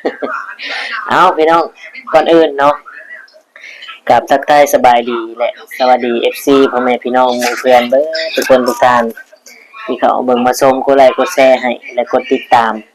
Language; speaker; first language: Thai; non-native, local second language; Lao